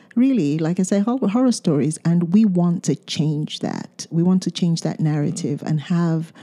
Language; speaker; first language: English; non-native, local second language; Yoruba